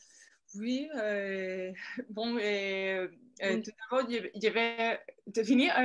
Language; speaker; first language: French; non-native, fluent; Spanish